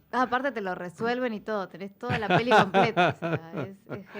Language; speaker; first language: Spanish; native; Spanish